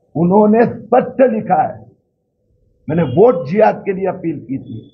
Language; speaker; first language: Hindi; non-native, local second language; Marathi